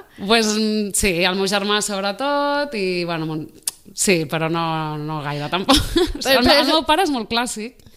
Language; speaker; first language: Catalan; native; Catalan